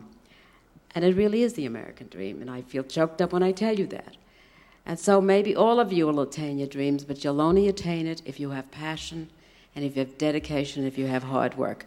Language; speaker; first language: English; early bilingual, other home language; German